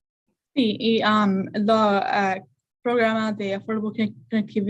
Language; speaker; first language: Spanish; non-native, learner; English